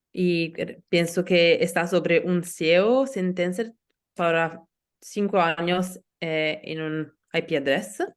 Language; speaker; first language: Spanish; non-native, learner; Italian